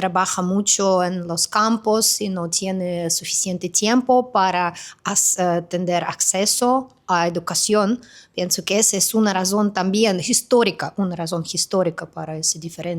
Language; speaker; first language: Spanish; non-native, fluent; Russian